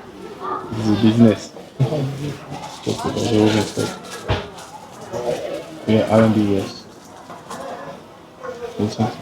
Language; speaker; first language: English; non-native, fluent; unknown